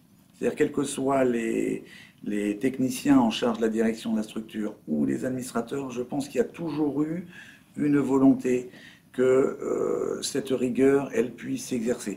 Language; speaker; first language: French; native; French